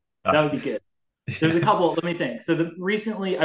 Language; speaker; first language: English; native; English